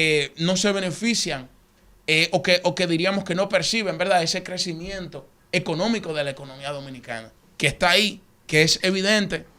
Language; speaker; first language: Spanish; native; Spanish